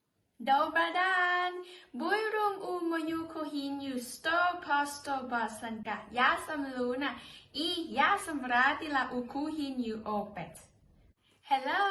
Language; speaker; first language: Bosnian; non-native, learner; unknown